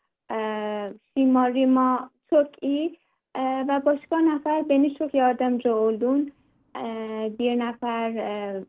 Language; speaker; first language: Turkish; non-native, learner; Persian